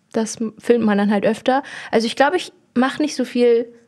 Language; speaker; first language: German; early bilingual, other home language; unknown